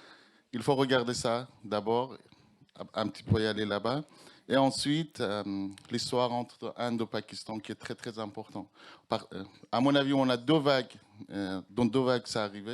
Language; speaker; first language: French; non-native, learner; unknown